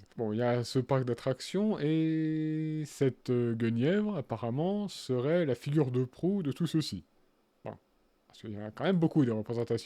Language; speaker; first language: French; native; French